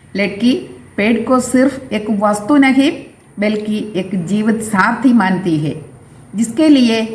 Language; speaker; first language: Hindi; non-native, local second language; Malayalam